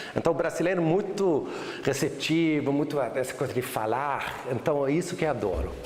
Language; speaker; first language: Portuguese; non-native, fluent; Swedish